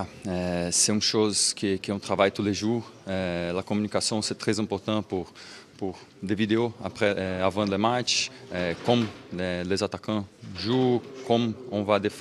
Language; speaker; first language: French; non-native, learner; Portuguese